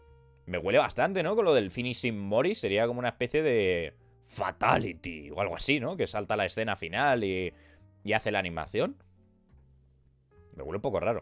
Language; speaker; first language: Spanish; native; Spanish